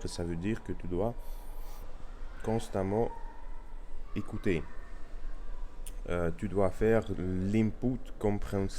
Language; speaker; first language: French; non-native, learner; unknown